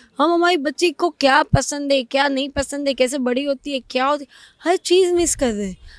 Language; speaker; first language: Hindi; non-native, local second language; Gujarati